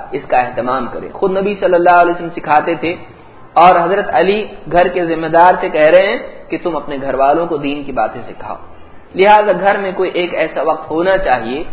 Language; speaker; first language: Urdu; native; Urdu